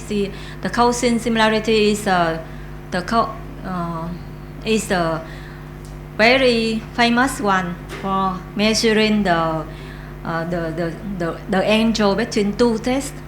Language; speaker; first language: English; non-native, learner; Vietnamese